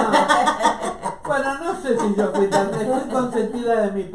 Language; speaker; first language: Spanish; native; Spanish